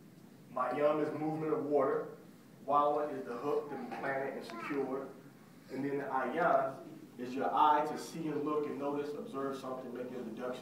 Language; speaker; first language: English; native; English